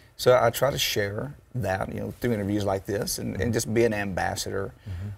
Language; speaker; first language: English; native; English